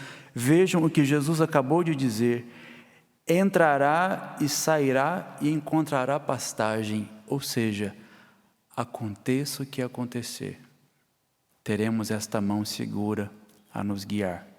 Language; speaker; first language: Portuguese; native; Portuguese